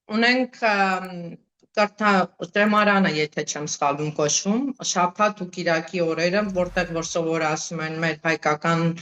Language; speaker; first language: Armenian; native; Armenian